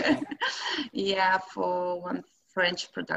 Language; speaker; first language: English; non-native, fluent; Russian